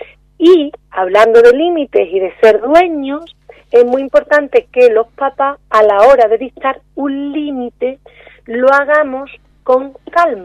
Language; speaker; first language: Spanish; native; Spanish